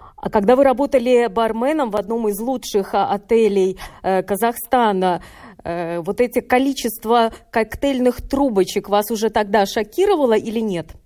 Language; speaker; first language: Russian; native; Russian